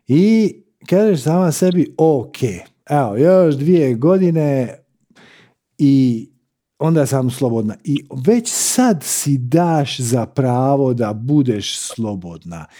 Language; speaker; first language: Croatian; native; Croatian